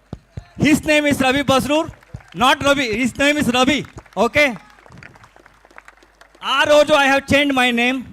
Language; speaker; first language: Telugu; non-native, learner; Kannada